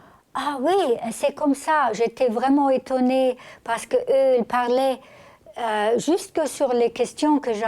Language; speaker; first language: French; non-native, fluent; German